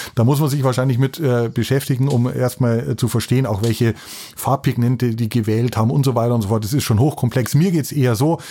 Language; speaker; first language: German; native; German